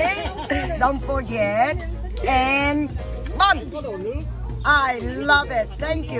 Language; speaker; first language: English; non-native, fluent; Vietnamese